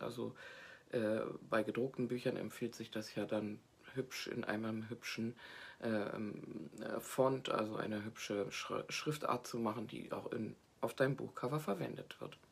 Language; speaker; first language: German; native; German